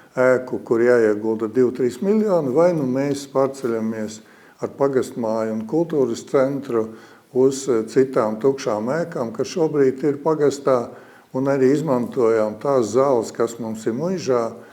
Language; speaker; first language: Latvian; native; Latvian